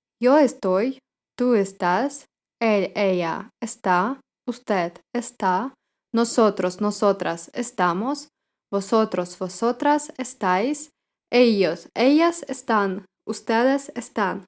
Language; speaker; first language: Spanish; non-native, fluent; Ukrainian